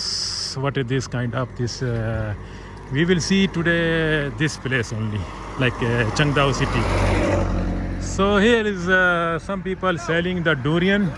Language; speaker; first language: English; non-native, learner; Urdu